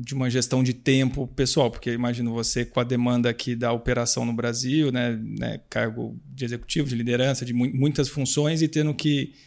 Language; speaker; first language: Portuguese; native; Portuguese